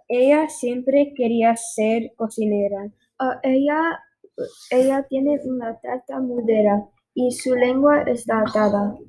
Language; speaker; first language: Spanish; non-native, learner; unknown